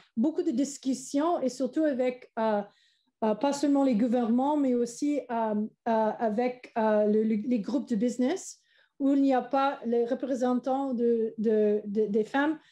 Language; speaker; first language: French; non-native, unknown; English